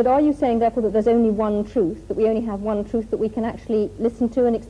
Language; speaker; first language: English; native; English